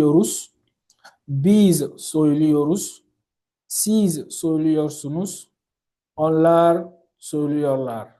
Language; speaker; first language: Turkish; non-native, learner; French